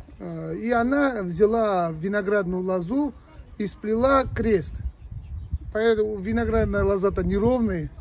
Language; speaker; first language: Russian; non-native, local second language; Georgian